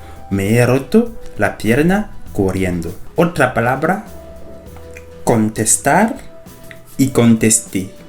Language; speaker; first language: Spanish; non-native, fluent; French